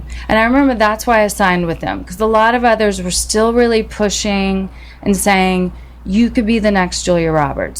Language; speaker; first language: English; native; English